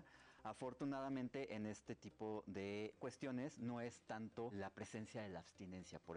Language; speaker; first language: Spanish; native; Spanish